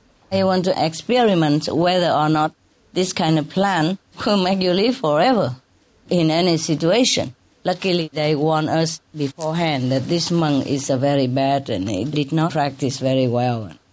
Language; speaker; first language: English; non-native, fluent; Vietnamese